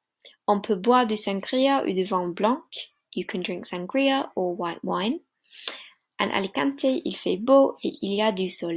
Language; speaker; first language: French; non-native, fluent; English